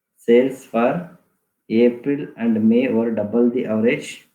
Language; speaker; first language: English; non-native, local second language; Kannada